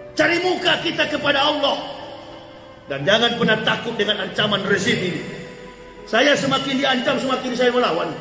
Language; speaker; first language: Indonesian; native; Indonesian